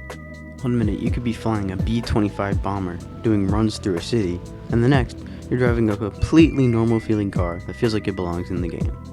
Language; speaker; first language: English; native; English